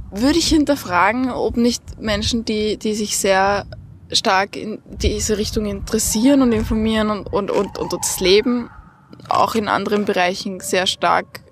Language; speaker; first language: German; native; German